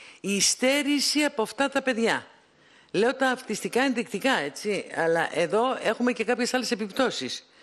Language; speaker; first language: Greek; native; Greek